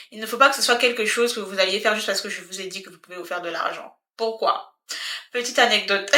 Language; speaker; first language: French; native; French